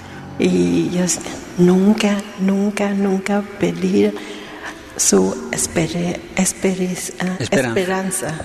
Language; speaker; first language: Spanish; non-native, learner; Vietnamese